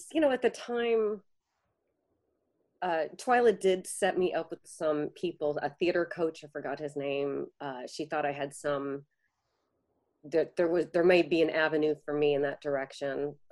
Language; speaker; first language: English; native; English